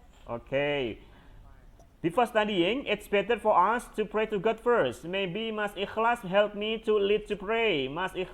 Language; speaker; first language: English; non-native, fluent; Indonesian